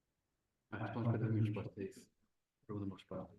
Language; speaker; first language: Portuguese; native; Portuguese